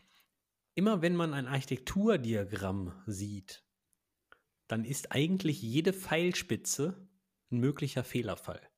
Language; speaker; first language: German; native; German